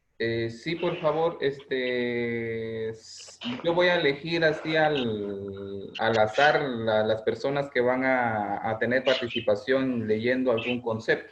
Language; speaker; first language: Spanish; native; Spanish